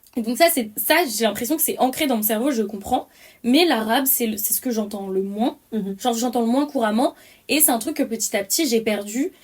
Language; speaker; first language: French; early bilingual, other home language; Wolof